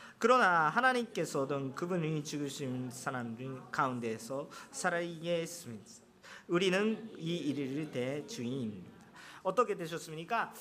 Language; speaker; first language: Korean; non-native, fluent; Japanese